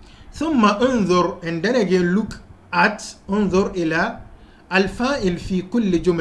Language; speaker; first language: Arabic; non-native, fluent; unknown